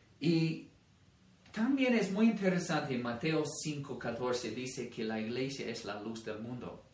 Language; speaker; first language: Spanish; non-native, fluent; English